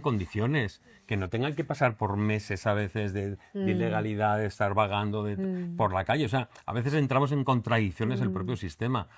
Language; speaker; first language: Spanish; native; Spanish